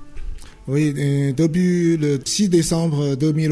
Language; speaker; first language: French; non-native, fluent; Chinese